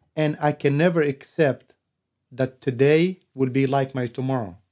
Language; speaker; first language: English; non-native, fluent; Arabic